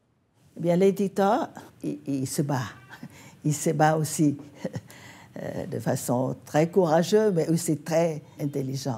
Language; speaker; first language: French; non-native, fluent; Vietnamese